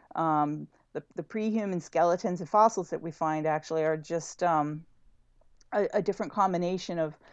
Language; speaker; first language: English; native; English